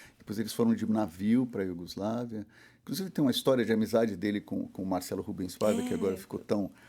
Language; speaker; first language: Portuguese; early bilingual, heritage; Portuguese